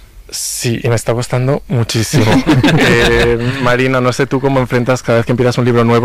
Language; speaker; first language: Spanish; native; Spanish